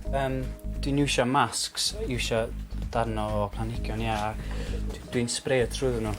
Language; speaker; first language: Welsh; native; Welsh